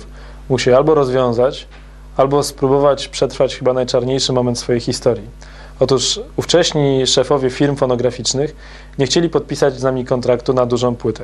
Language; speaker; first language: Polish; native; Polish